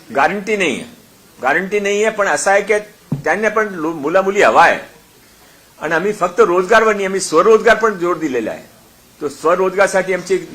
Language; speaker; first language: Marathi; non-native, local second language; Hindi